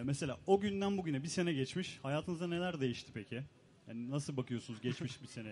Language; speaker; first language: Turkish; native; Turkish